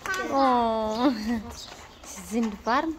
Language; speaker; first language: German; non-native, learner; Amharic